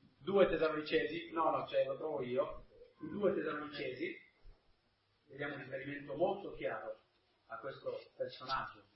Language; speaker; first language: Italian; non-native, fluent; English